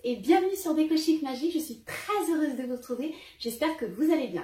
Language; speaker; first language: French; native; French